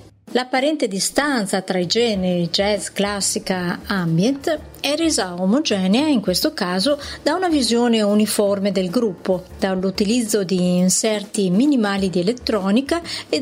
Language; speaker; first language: Italian; native; Italian